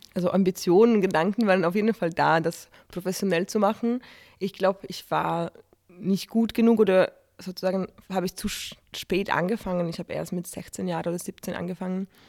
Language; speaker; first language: German; non-native, fluent; Polish